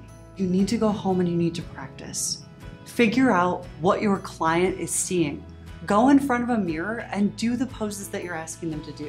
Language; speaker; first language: English; native; English